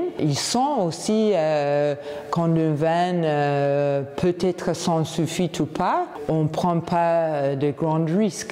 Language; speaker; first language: French; non-native, fluent; English